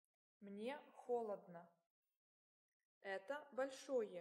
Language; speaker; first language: Russian; non-native, learner; English